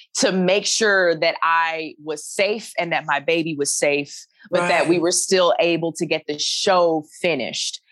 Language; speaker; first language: English; native; English